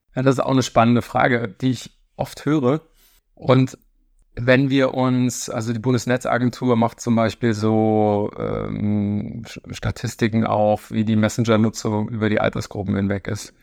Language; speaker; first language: German; native; German